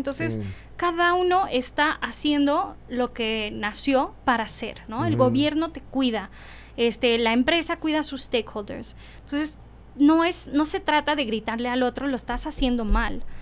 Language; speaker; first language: Spanish; early bilingual, heritage; Spanish